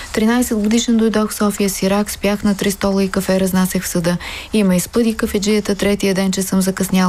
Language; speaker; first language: Bulgarian; native; Bulgarian